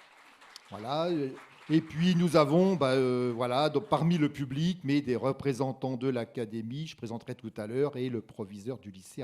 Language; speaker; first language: French; native; French